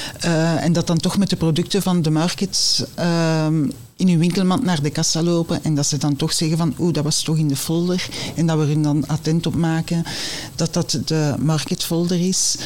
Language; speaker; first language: Dutch; native; Dutch